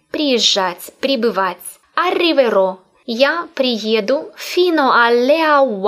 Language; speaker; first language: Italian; non-native, fluent; Russian